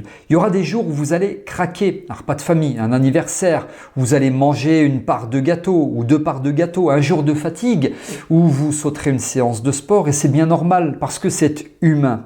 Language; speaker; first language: French; native; French